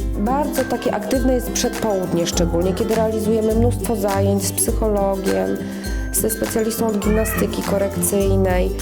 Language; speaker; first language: Polish; native; Polish